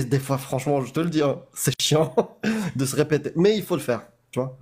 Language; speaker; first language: French; native; French